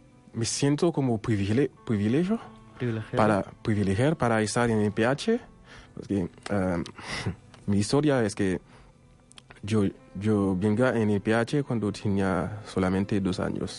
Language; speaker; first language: Spanish; non-native, local second language; Haitian Creole